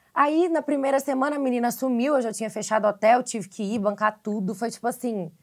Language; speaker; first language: Portuguese; native; Portuguese